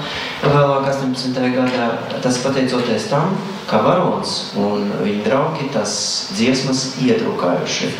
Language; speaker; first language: Latvian; non-native, fluent; Russian